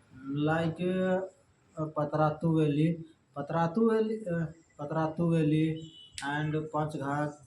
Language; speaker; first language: English; non-native, learner; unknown